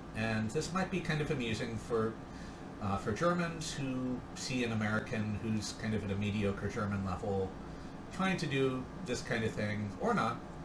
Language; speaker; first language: English; native; English